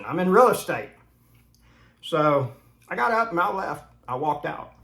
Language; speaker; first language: English; native; English